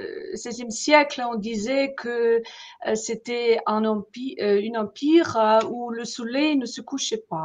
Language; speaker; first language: French; non-native, fluent; German